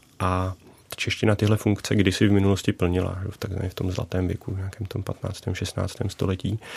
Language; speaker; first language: Czech; native; Czech